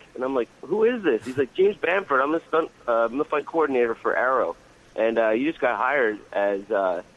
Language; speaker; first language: English; native; English